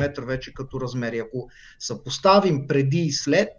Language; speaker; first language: Bulgarian; early bilingual, other home language; Hebrew